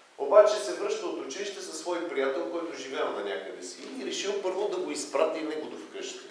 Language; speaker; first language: Bulgarian; native; Bulgarian